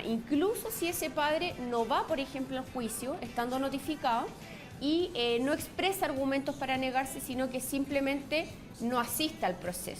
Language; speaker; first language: Spanish; native; Spanish